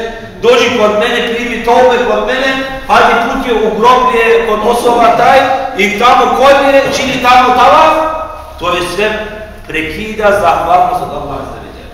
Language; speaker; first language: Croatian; non-native, fluent; Turkish